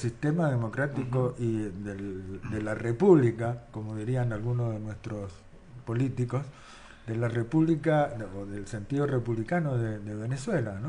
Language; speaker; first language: Spanish; native; Spanish